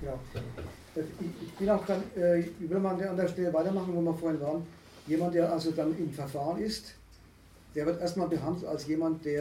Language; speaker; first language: German; native; German